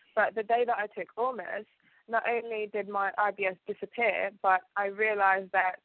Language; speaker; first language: English; early bilingual, other home language; Ganda